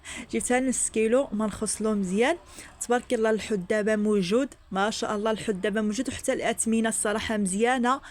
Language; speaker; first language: Arabic; native; Arabic